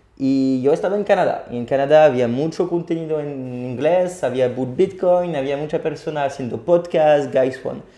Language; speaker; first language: Spanish; non-native, fluent; French